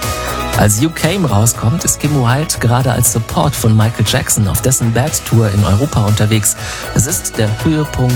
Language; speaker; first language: German; native; German